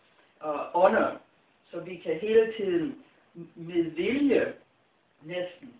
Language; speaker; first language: Danish; non-native, fluent; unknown